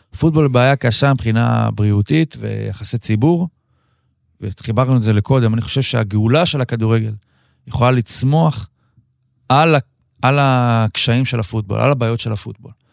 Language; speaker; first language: Hebrew; native; Hebrew